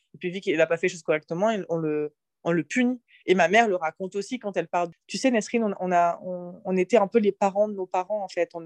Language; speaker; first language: French; early bilingual, other home language; Arabic